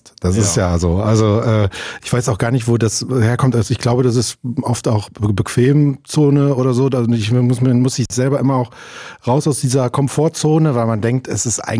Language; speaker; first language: German; native; German